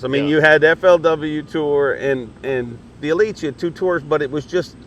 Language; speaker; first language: English; native; English